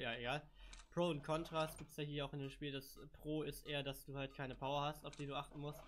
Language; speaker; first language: German; native; German